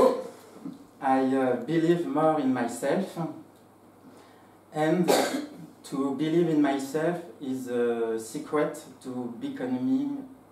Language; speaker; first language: English; non-native, fluent; French